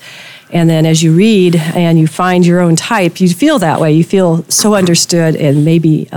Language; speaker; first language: English; native; English